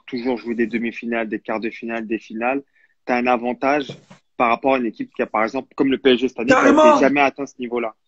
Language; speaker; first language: French; native; French